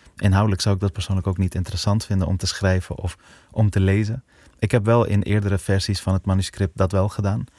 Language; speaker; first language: Dutch; early bilingual, other home language; Persian